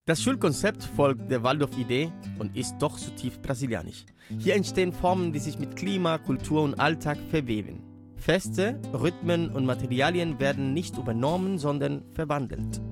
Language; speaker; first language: German; native; German